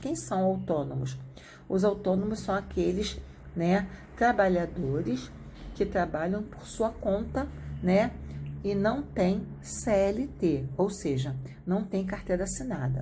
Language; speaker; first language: Portuguese; native; Portuguese